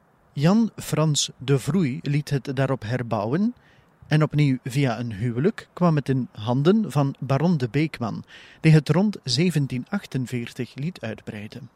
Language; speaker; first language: Dutch; native; Dutch